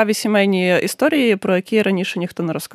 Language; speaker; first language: Ukrainian; native; Ukrainian